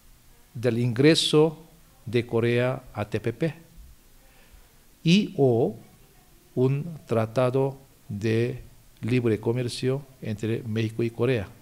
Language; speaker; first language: Spanish; non-native, fluent; Korean